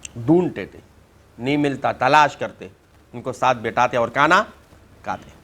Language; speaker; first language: Urdu; non-native, local second language; Pashto